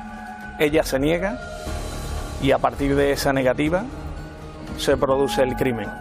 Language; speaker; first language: Spanish; native; Spanish